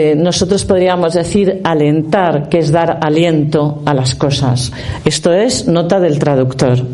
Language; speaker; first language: Spanish; native; Spanish